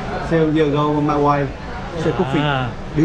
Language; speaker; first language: English; non-native, learner; Vietnamese